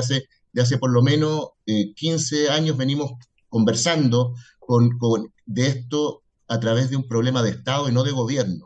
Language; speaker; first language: Spanish; native; Spanish